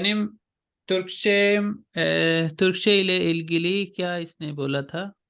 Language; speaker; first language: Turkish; non-native, fluent; Urdu